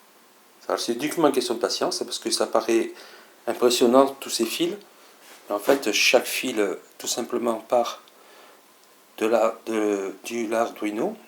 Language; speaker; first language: French; native; French